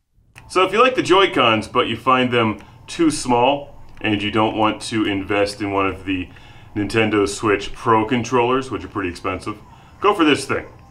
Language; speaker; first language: English; native; English